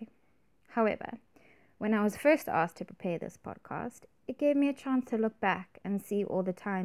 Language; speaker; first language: English; native; English